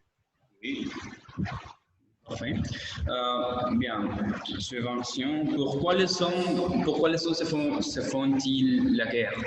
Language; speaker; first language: French; non-native, learner; Spanish